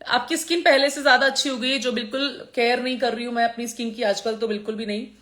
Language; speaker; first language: Hindi; non-native, local second language; Gujarati